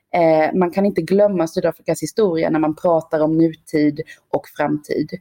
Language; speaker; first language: Swedish; native; Swedish